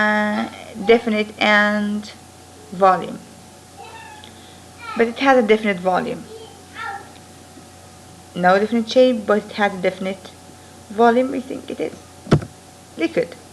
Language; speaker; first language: English; non-native, fluent; Arabic